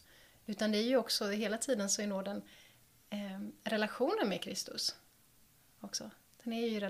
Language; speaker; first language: Swedish; native; Swedish